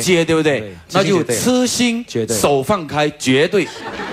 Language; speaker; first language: Chinese; native; Chinese